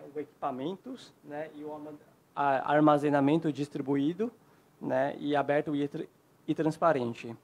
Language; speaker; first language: Portuguese; non-native, fluent; Chinese